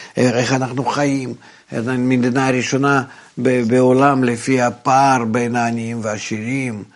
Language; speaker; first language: Hebrew; non-native, fluent; Russian